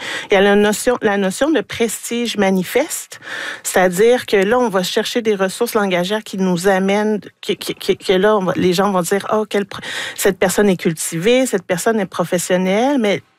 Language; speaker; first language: French; native; French